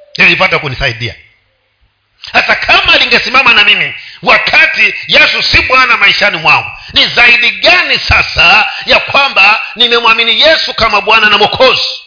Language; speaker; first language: Swahili; non-native, local second language; Giryama